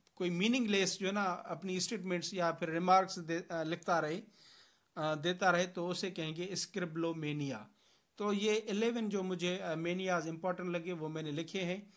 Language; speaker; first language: Urdu; non-native, local second language; Sindhi